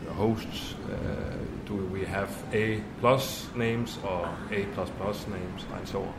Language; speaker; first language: English; non-native, learner; Danish